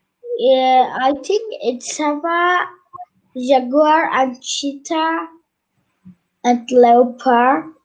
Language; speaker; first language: English; non-native, learner; Turkish